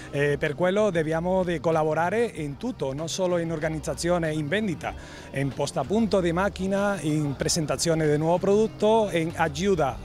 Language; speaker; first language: Italian; non-native, fluent; Spanish